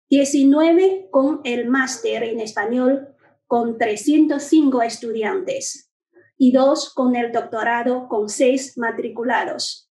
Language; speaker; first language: Spanish; non-native, fluent; Chinese